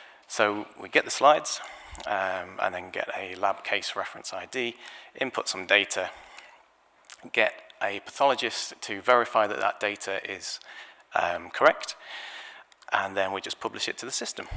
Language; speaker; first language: English; native; English